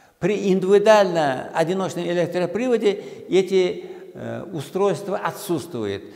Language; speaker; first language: Russian; non-native, local second language; Uzbek